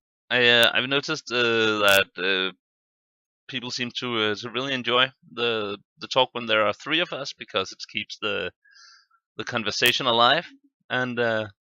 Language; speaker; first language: English; non-native, fluent; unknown